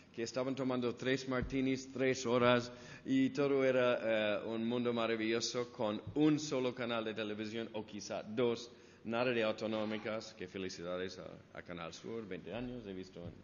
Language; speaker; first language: Spanish; non-native, fluent; English